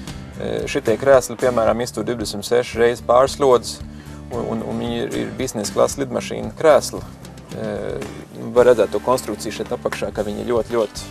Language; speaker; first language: Latvian; native; Latvian